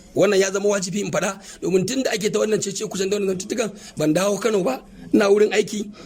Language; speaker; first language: Hausa; native; Hausa